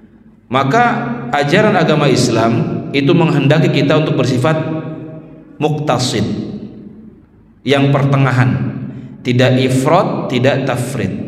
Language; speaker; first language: Indonesian; native; Indonesian